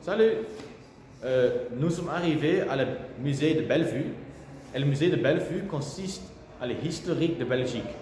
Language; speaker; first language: French; non-native, learner; Dutch